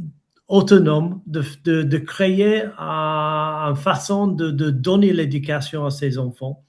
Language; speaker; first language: French; non-native, fluent; English